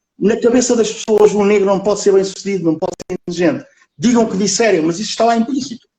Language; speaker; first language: Portuguese; early bilingual, other home language; Kabuverdianu